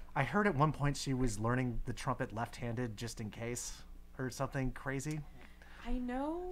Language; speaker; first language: English; native; English